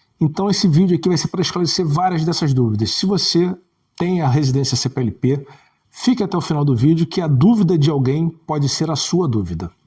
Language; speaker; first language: Portuguese; native; Portuguese